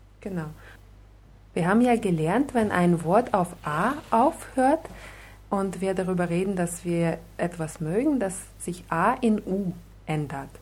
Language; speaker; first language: German; non-native, fluent; Russian